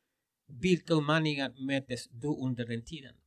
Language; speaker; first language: Swedish; non-native, fluent; Spanish